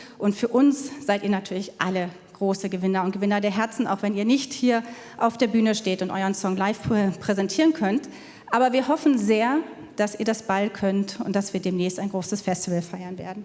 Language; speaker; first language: German; native; German